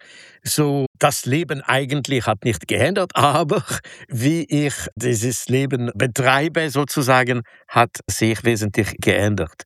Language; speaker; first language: German; non-native, local second language; French